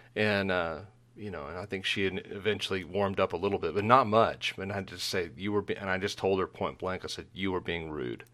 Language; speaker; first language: English; native; English